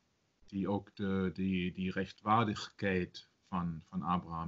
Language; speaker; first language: Dutch; non-native, learner; German